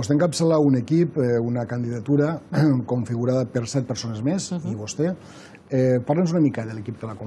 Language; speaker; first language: Catalan; native; Catalan